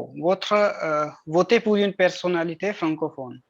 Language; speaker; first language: French; non-native, fluent; Hindi